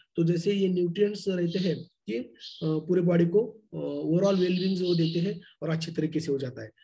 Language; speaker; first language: Hindi; non-native, local second language; Marathi